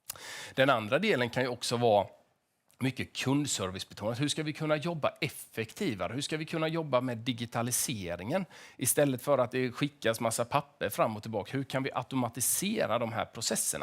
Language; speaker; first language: Swedish; native; Swedish